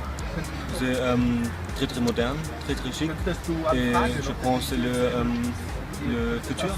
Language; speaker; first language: French; non-native, fluent; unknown